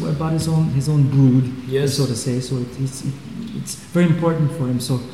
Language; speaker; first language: English; non-native, fluent; Swiss German